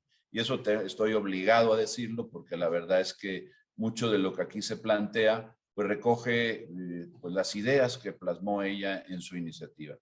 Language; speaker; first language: Spanish; native; Spanish